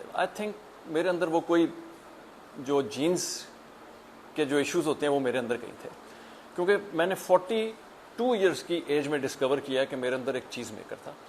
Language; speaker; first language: Urdu; native; Urdu